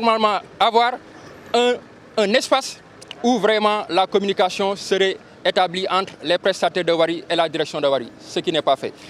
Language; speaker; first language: French; non-native, local second language; Wolof